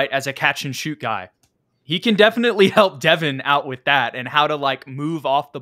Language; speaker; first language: English; native; English